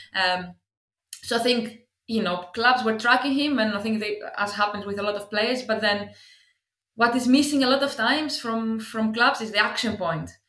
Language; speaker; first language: English; non-native, fluent; Greek